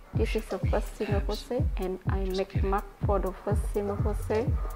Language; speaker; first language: English; non-native, learner; Indonesian